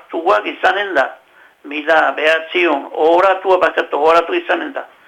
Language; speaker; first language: Basque; native; Basque